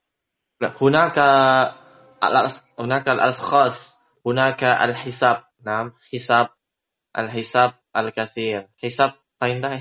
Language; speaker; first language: Arabic; non-native, learner; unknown